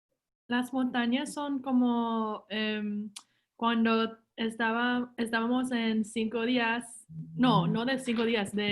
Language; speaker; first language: Spanish; non-native, learner; English